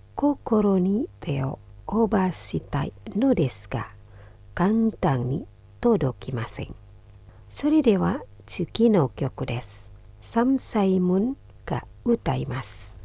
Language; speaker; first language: Japanese; non-native, fluent; Indonesian